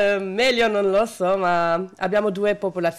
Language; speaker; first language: Italian; non-native, learner; French